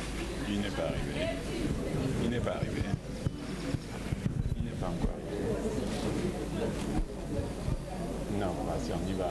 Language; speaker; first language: French; non-native, local second language; Ghomala